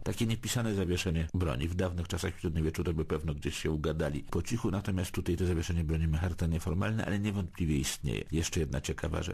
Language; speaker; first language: Polish; native; Polish